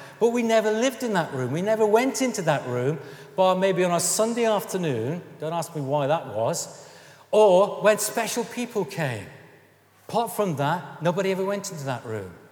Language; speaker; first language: English; native; English